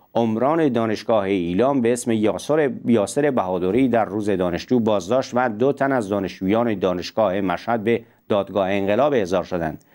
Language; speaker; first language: Persian; non-native, local second language; Central Kurdish